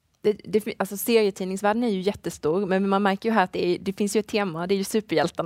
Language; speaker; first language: Swedish; native; Swedish